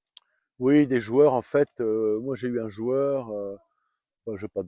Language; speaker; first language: French; native; French